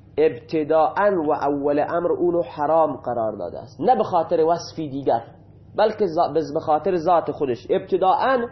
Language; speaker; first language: Persian; non-native, local second language; Baluchi